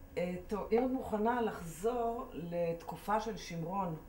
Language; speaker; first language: Hebrew; native; Hebrew